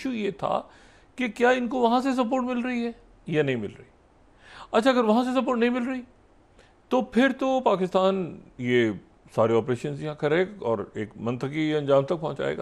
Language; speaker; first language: Urdu; native; Urdu